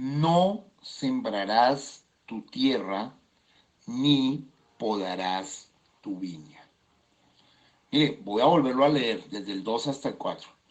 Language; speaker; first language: Spanish; native; Spanish